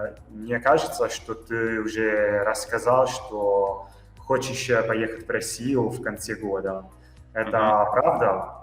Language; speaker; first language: Russian; non-native, fluent; Italian